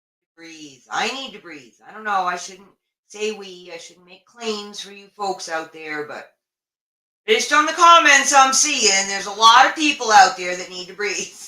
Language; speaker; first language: English; native; English